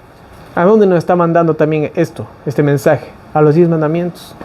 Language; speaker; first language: Spanish; native; Spanish